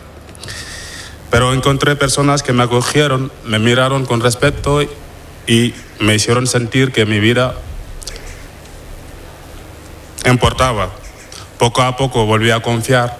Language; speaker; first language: Spanish; non-native, fluent; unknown